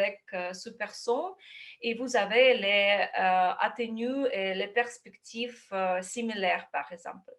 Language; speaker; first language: French; non-native, fluent; Russian